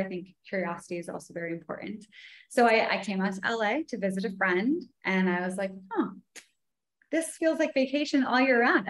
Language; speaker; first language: English; native; English